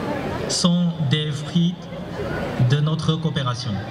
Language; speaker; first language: French; non-native, fluent; Korean